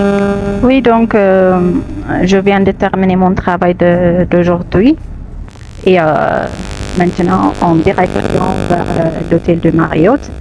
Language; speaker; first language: French; non-native, fluent; Amharic